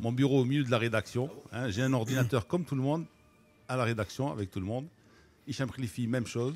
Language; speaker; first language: French; non-native, local second language; Arabic